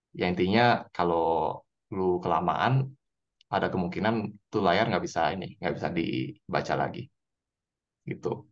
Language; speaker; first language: Indonesian; native; Indonesian